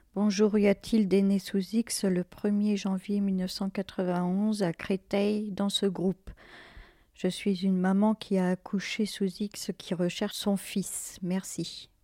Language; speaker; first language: French; native; French